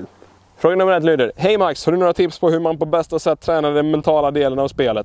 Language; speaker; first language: Swedish; native; Swedish